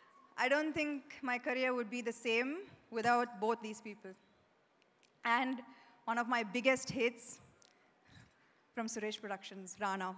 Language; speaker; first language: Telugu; non-native, local second language; Tamil